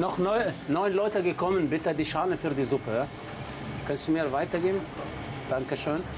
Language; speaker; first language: German; non-native, learner; Arabic